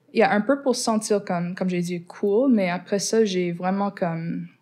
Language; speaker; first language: French; non-native, fluent; English